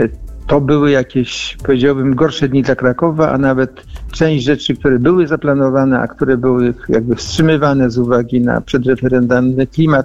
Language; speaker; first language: Polish; native; Polish